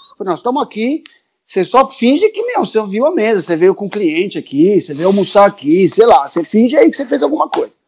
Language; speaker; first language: Portuguese; early bilingual, other home language; Spanish